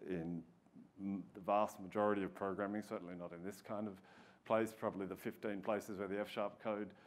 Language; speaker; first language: English; native; English